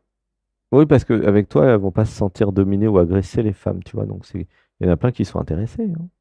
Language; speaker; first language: French; native; French